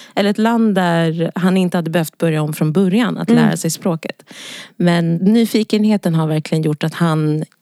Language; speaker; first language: Swedish; early bilingual, other home language; Wolof